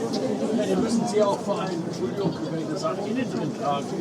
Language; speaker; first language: German; native; German